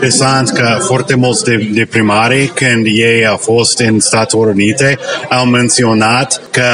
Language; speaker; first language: Romanian; non-native, learner; English